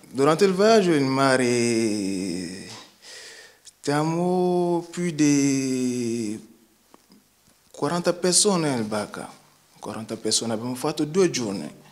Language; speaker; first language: Italian; non-native, learner; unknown